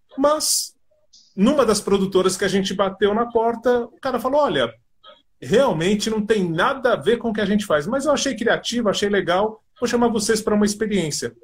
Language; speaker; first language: Portuguese; native; Portuguese